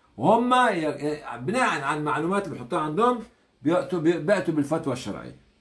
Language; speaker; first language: Arabic; native; Arabic